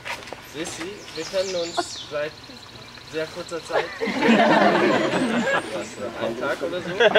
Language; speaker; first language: German; non-native, learner; English